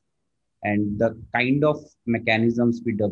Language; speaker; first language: English; non-native, local second language; Hindi